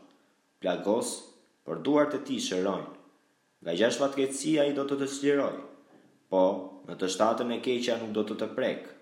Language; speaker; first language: Albanian; native; Albanian